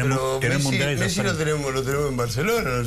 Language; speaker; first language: Spanish; native; Spanish